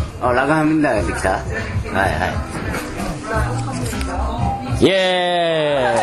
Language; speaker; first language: Korean; non-native, learner; Japanese